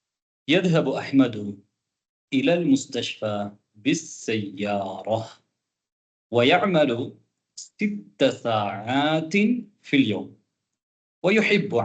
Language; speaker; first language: Arabic; non-native, fluent; Tamil